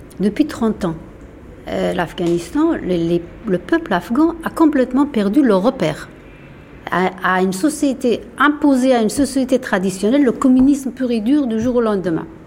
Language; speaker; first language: French; non-native, fluent; Persian